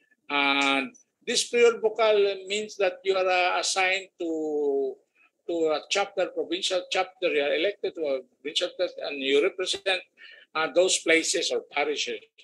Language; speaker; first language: English; non-native, local second language; Filipino